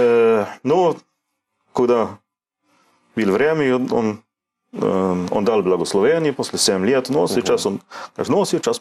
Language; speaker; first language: Russian; non-native, learner; Swedish